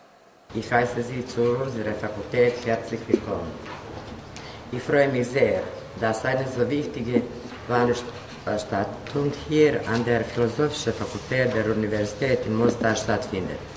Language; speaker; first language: German; non-native, learner; Croatian